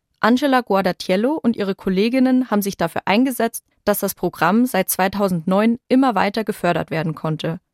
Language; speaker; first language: German; native; German